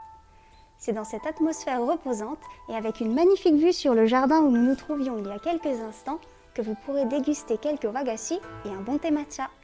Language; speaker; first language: French; native; French